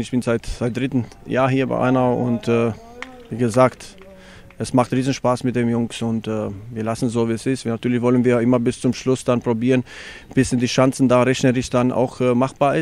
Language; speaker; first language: German; non-native, fluent; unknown